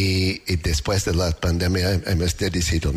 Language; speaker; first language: Spanish; non-native, learner; English